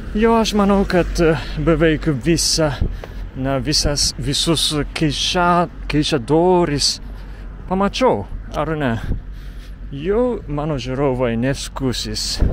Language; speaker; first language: Lithuanian; non-native, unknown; Japanese